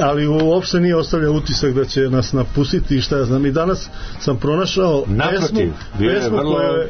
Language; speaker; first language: Serbian; native; Serbian